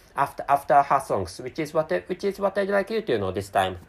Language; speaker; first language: English; non-native, fluent; Japanese